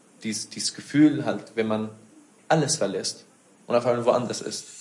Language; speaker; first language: German; non-native, fluent; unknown